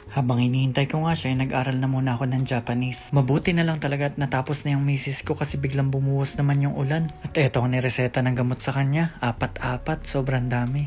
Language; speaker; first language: Filipino; native; Filipino